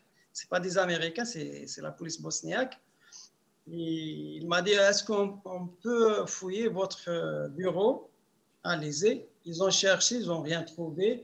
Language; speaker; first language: French; non-native, local second language; Arabic